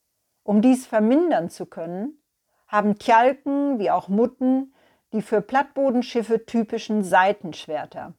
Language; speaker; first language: German; native; German